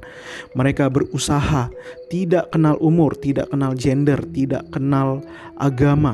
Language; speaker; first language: Indonesian; native; Indonesian